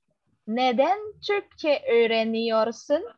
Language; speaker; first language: Turkish; non-native, fluent; Indonesian